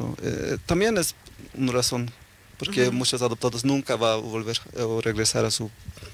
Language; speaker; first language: Spanish; early bilingual, heritage; Norwegian